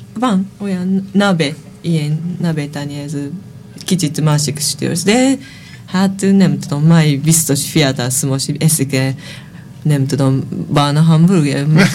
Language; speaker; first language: Hungarian; non-native, learner; Japanese